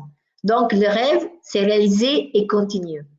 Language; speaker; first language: French; non-native, fluent; Italian